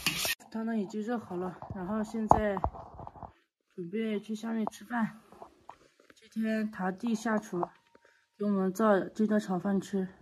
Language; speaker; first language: Chinese; non-native, local second language; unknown